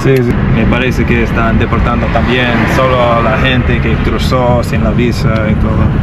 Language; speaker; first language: Spanish; non-native, fluent; English